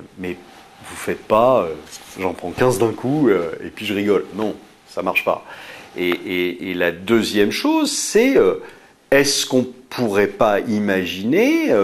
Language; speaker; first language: French; native; French